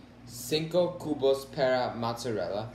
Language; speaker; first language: Spanish; non-native, learner; English